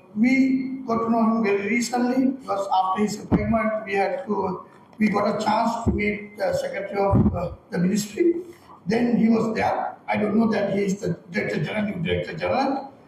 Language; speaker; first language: English; non-native, local second language; Sinhala